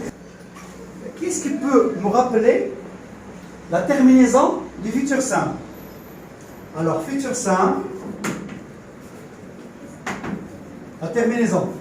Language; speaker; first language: French; non-native, local second language; Arabic